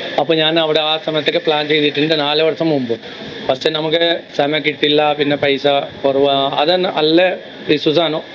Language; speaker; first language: Malayalam; non-native, local second language; Hindi